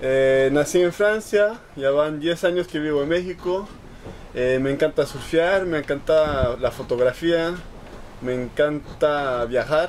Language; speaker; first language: Spanish; non-native, fluent; French